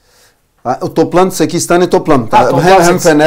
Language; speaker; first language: Turkish; non-native, learner; Portuguese